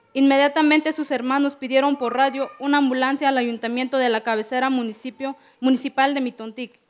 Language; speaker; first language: Spanish; non-native, local second language; Tzeltal